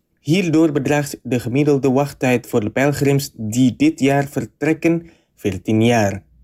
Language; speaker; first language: Dutch; non-native, fluent; Indonesian